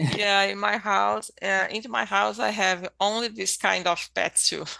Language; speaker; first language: English; non-native, learner; Portuguese